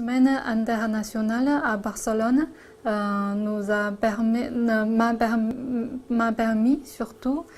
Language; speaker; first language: French; non-native, fluent; Chinese